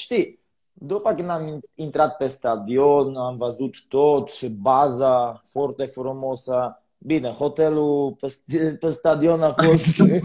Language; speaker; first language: Romanian; non-native, learner; Polish